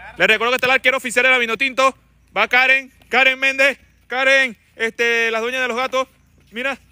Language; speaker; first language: Spanish; native; Spanish